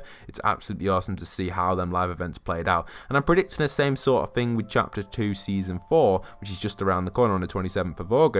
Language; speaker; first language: English; native; English